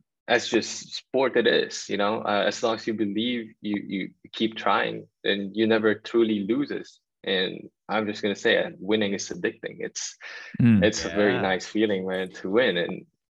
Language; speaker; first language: English; non-native, local second language; Filipino